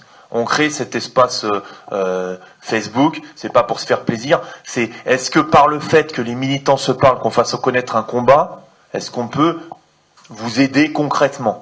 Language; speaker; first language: French; native; French